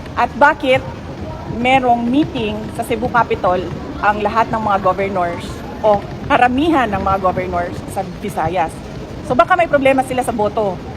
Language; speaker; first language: Filipino; non-native, local second language; Cebuano